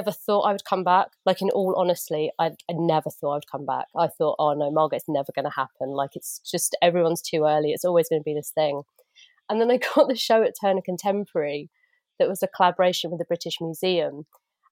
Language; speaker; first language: English; native; English